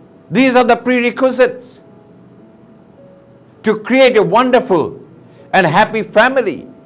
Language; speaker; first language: English; non-native, local second language; Bangla